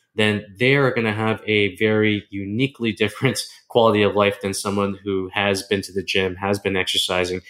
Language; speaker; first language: English; native; English